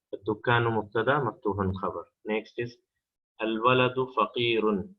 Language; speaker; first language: Arabic; non-native, fluent; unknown